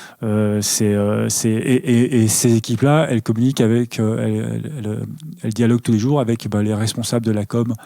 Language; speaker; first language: French; native; French